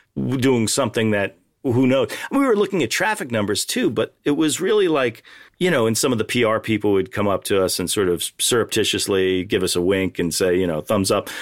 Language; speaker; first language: English; native; English